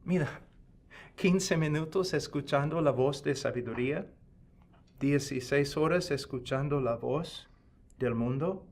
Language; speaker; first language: Spanish; non-native, fluent; English